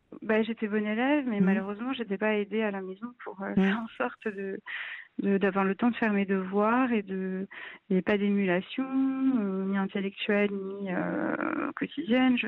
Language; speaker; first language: French; native; French